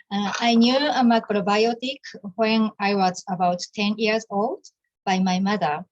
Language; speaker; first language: English; non-native, learner; Japanese